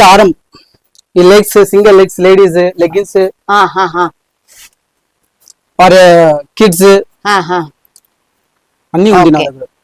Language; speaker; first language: Telugu; non-native, learner; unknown